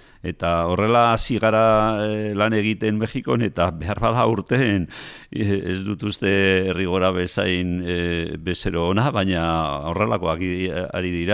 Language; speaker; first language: Basque; non-native, local second language; Spanish